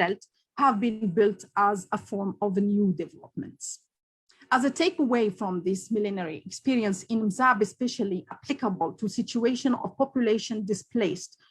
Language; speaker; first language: English; non-native, local second language; Arabic